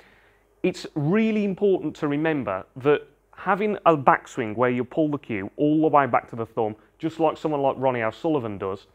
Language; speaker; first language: English; native; English